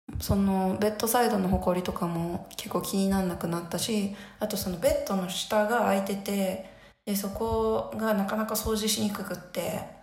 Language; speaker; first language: Japanese; native; Japanese